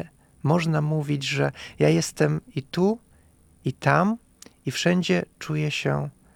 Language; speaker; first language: Polish; non-native, fluent; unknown